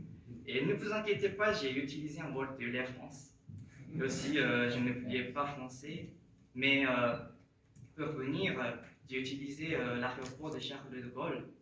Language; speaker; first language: French; non-native, fluent; Japanese